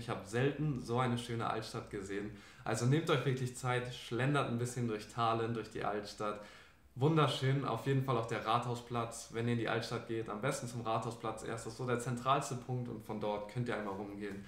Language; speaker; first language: German; native; German